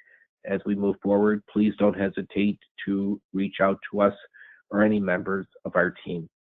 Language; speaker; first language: English; native; English